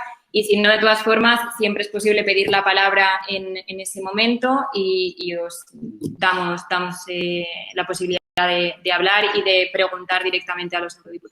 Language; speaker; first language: Spanish; native; Spanish